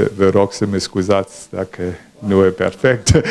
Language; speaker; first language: Romanian; non-native, fluent; German